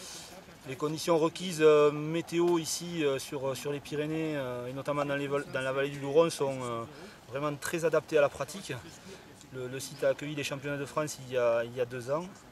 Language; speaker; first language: French; native; French